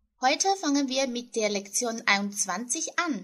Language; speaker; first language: German; non-native, fluent; Chinese